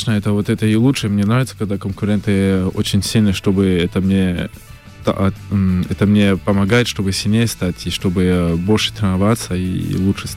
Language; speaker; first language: Russian; early bilingual, heritage; French